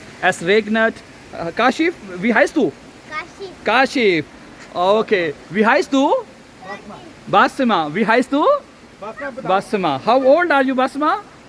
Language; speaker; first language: German; non-native, learner; Urdu